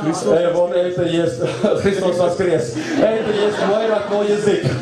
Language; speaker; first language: Russian; native; Russian